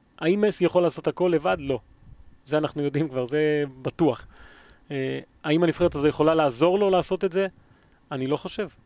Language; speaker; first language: Hebrew; early bilingual, other home language; Spanish